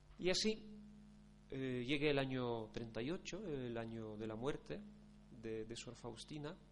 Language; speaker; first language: Spanish; non-native, fluent; Polish